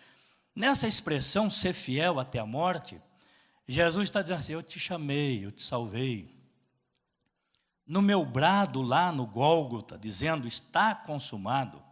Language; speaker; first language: Portuguese; native; Portuguese